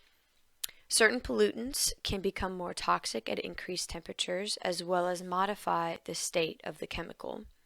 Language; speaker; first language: English; native; English